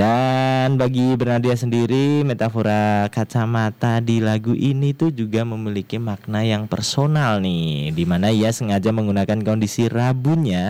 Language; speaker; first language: Indonesian; native; Indonesian